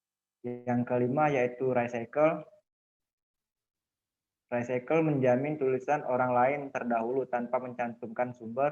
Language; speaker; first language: Indonesian; native; Indonesian